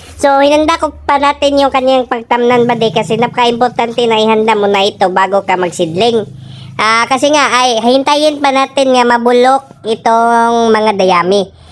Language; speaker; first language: Filipino; non-native, local second language; Cebuano